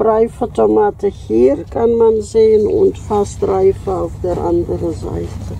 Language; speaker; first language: German; non-native, fluent; Russian